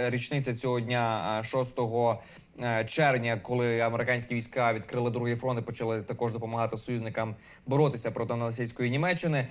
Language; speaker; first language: Ukrainian; native; Ukrainian